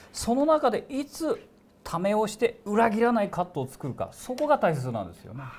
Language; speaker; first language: Japanese; native; Japanese